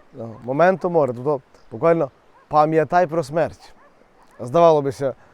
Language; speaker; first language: Ukrainian; native; Ukrainian